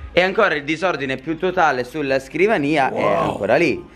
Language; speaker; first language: Italian; native; Italian